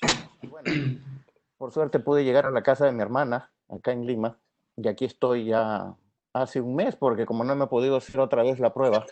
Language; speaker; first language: Spanish; native; Spanish